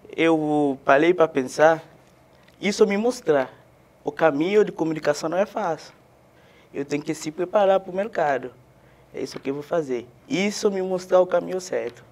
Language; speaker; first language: Portuguese; non-native, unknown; Haitian Creole